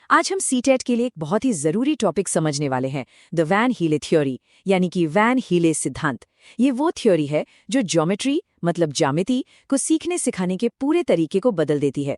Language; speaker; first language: Hindi; native; Hindi